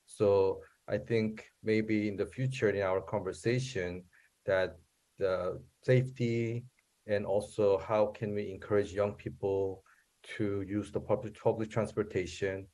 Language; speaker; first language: English; non-native, fluent; Korean